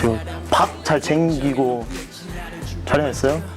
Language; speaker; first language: Korean; non-native, fluent; English